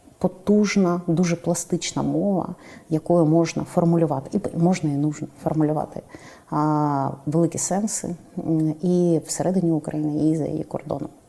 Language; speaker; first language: Ukrainian; non-native, local second language; Russian